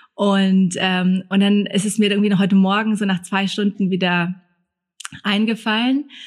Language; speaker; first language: German; early bilingual, other home language; Thai